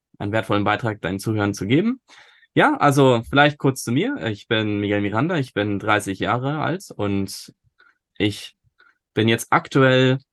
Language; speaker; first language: German; early bilingual, other home language; Russian